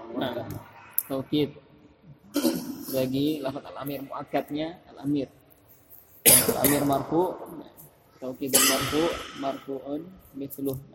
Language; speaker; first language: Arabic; non-native, fluent; Indonesian